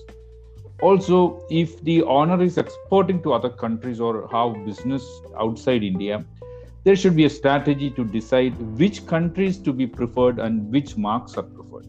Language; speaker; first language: English; non-native, local second language; Malayalam